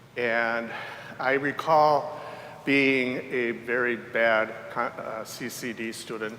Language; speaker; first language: English; native; English